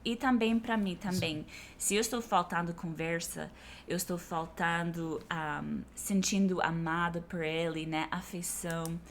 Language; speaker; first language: Portuguese; non-native, fluent; English